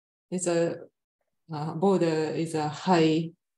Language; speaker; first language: English; non-native, fluent; Japanese